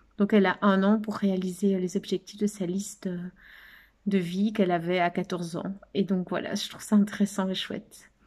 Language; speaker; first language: French; native; French